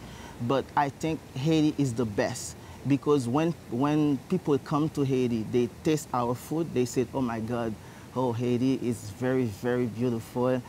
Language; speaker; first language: English; non-native, learner; Haitian Creole